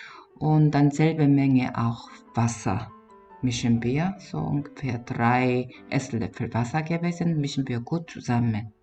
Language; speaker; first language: German; non-native, learner; Korean